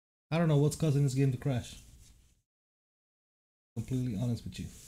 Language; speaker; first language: English; early bilingual, other home language; Italian